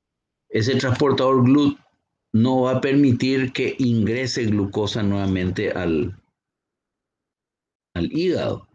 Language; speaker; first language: Spanish; native; Spanish